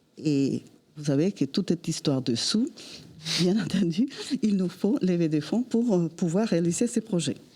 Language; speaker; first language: French; non-native, fluent; Spanish